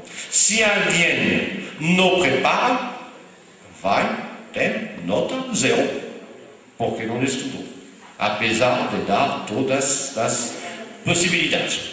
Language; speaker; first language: Spanish; non-native, fluent; French